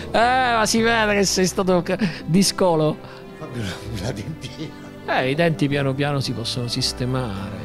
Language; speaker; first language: Italian; native; Italian